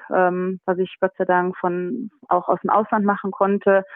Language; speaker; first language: German; native; German